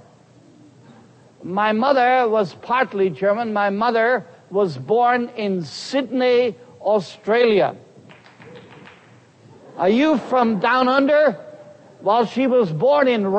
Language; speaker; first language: English; non-native, fluent; German